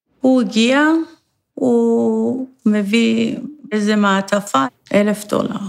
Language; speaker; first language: Hebrew; non-native, fluent; Persian